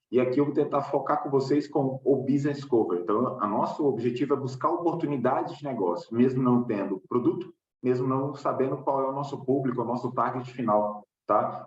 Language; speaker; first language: Portuguese; native; Portuguese